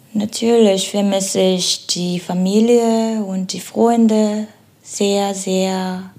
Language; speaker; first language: German; non-native, learner; Korean